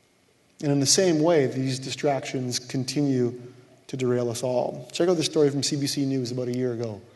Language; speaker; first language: English; native; English